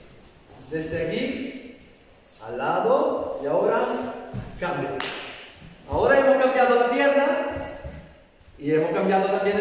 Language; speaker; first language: Spanish; non-native, fluent; Italian